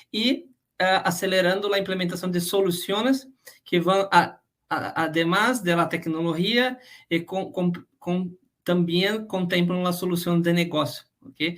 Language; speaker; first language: Spanish; non-native, fluent; Portuguese